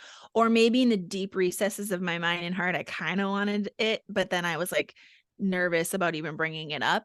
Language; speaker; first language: English; native; English